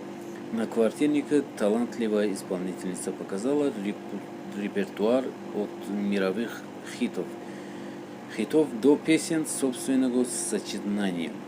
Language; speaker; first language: Russian; non-native, local second language; Tajik